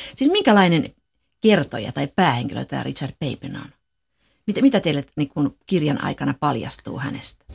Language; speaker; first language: Finnish; native; Finnish